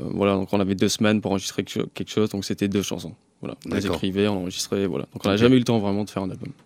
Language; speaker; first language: French; early bilingual, other home language; English